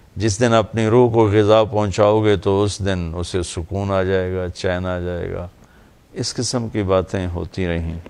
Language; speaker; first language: Urdu; non-native, local second language; Punjabi